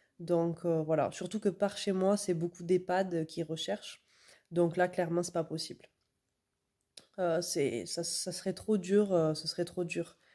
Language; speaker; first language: French; native; French